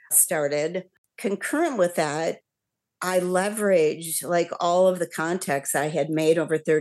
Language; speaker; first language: English; native; English